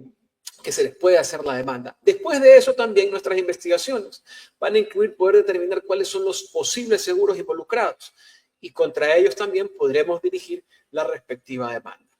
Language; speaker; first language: Spanish; native; Spanish